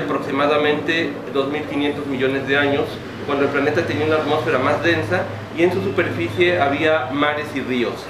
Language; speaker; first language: Spanish; native; Spanish